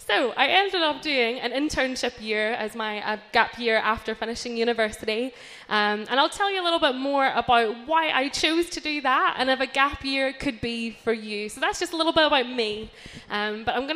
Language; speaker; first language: English; native; English